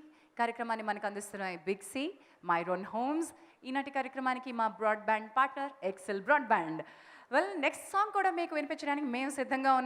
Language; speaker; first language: Telugu; native; Telugu